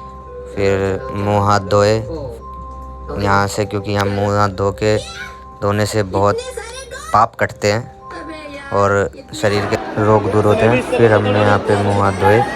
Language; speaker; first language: Hindi; native; Hindi